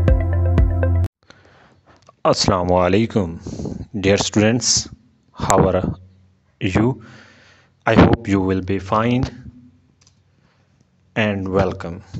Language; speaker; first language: English; non-native, local second language; Urdu